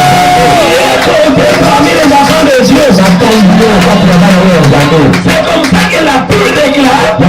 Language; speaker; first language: French; non-native, local second language; Lingala